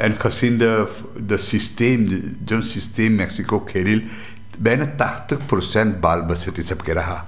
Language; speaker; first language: Dutch; non-native, local second language; Caribbean Hindustani